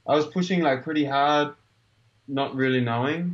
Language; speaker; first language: English; native; English